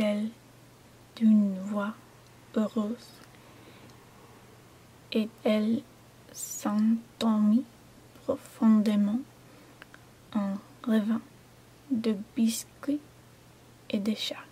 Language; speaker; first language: French; non-native, learner; English